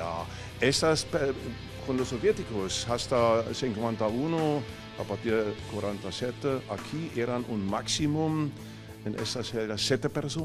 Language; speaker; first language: Spanish; non-native, fluent; German